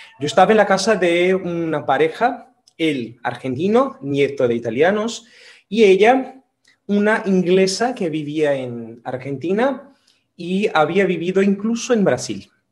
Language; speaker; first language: Spanish; non-native, fluent; Portuguese